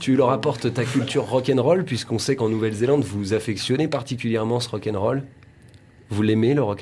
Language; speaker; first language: French; native; French